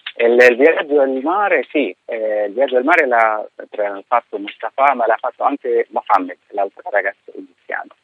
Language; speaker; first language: Italian; non-native, fluent; Arabic